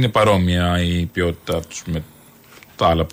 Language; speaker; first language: Greek; native; Greek